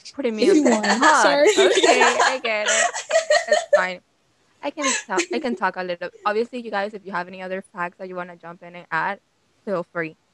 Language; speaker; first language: English; non-native, fluent; Spanish